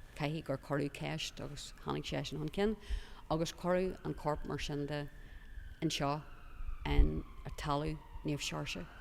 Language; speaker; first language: Irish; non-native, local second language; English